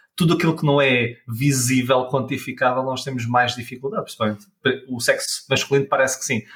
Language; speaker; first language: Portuguese; native; Portuguese